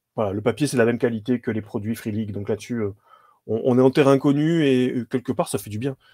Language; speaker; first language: French; native; French